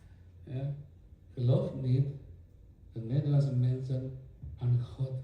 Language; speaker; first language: Dutch; non-native, learner; Indonesian